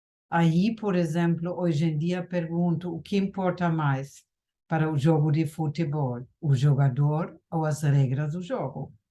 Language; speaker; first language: Portuguese; non-native, fluent; German